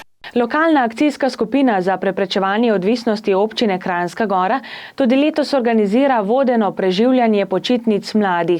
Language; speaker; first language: Slovenian; native; Slovenian